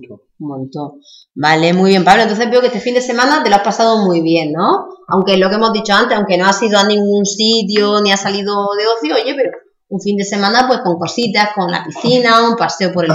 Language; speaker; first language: Spanish; native; Spanish